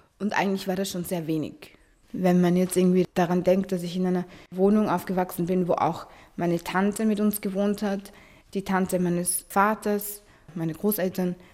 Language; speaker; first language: German; early bilingual, other home language; Arabic